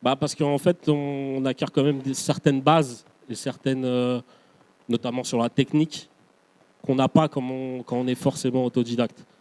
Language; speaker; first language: French; native; French